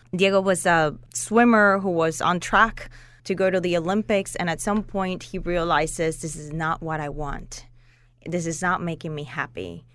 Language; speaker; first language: English; non-native, fluent; Spanish